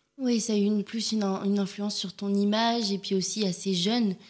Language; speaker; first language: French; native; French